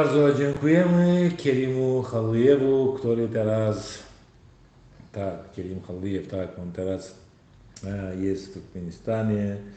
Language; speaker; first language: Polish; non-native, learner; Turkmen